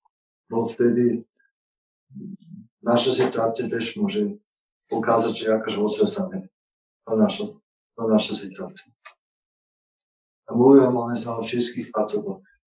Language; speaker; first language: Polish; non-native, learner; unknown